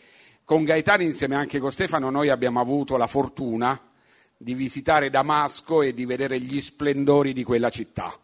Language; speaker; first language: Italian; native; Italian